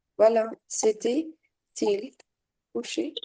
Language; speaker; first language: French; non-native, fluent; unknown